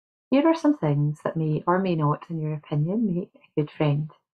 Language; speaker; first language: English; native; English